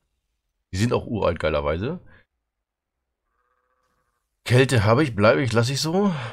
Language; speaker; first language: German; native; German